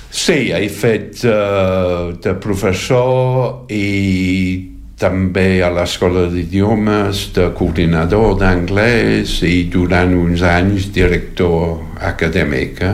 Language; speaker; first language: Catalan; non-native, fluent; English